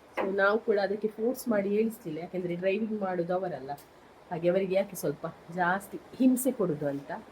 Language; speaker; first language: Kannada; native; Kannada